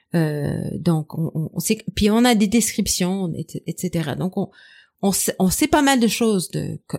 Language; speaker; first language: French; non-native, fluent; English